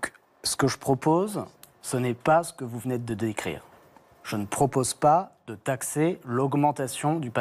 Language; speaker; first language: French; native; French